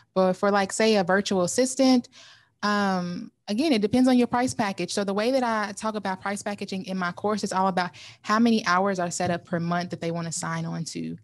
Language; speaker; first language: English; native; English